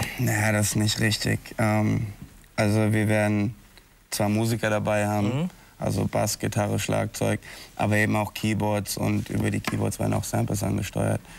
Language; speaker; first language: German; native; German